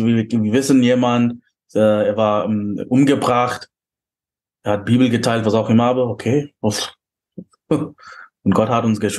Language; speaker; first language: German; non-native, fluent; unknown